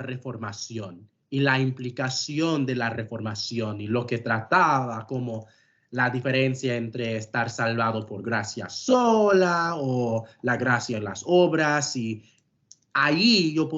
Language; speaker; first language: Spanish; non-native, fluent; English